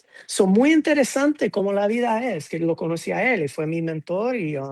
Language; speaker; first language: Spanish; non-native, fluent; English